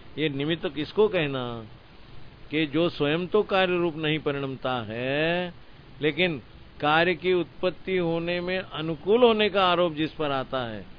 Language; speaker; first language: Hindi; non-native, local second language; Gujarati